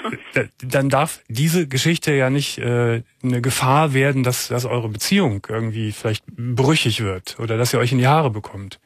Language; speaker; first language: German; native; German